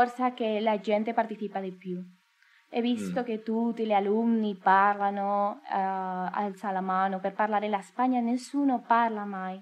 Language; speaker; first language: Italian; non-native, learner; Spanish